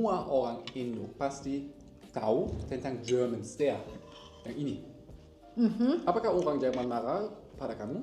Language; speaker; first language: Indonesian; non-native, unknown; German